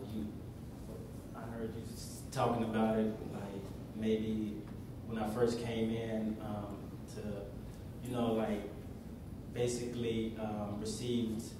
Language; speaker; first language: English; native; English